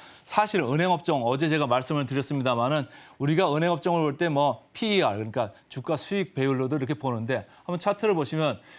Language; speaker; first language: Korean; native; Korean